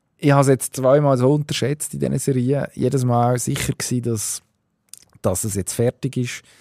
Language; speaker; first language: German; native; German